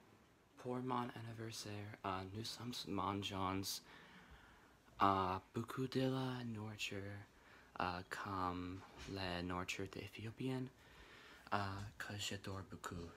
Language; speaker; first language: French; non-native, learner; English